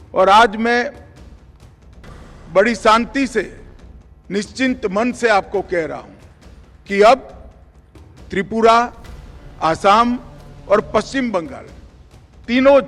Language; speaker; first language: Hindi; non-native, local second language; Gujarati